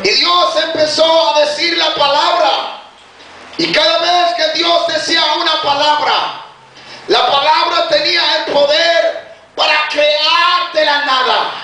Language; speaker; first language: Spanish; native; Spanish